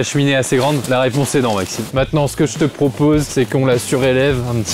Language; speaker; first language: French; native; French